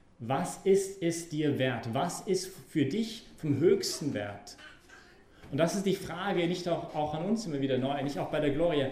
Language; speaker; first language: German; non-native, fluent; English